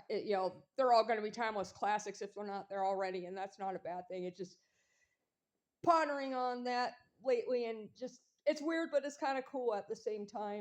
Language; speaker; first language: English; native; English